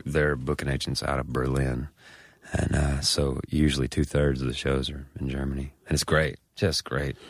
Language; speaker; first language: English; native; English